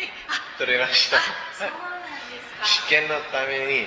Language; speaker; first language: Japanese; non-native, learner; Cebuano